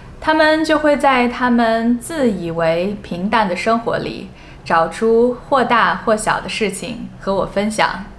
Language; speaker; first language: Chinese; native; Chinese